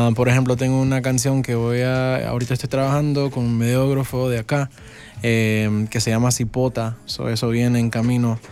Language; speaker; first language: Spanish; early bilingual, heritage; Spanish